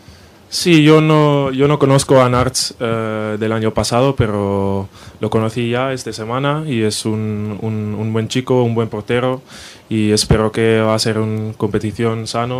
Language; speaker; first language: Spanish; non-native, fluent; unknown